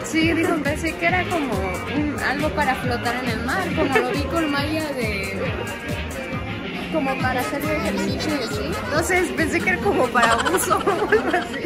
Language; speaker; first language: Spanish; native; Spanish